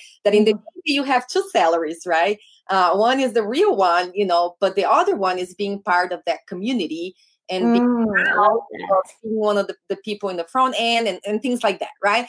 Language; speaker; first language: English; non-native, fluent; Portuguese